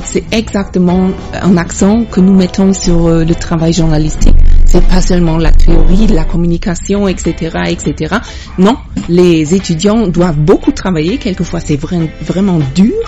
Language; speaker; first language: French; non-native, fluent; German